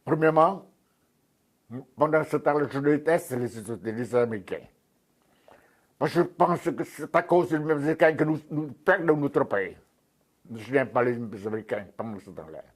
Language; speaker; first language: French; non-native, fluent; Vietnamese